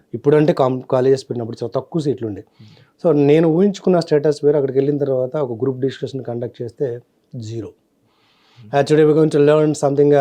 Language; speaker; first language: Telugu; native; Telugu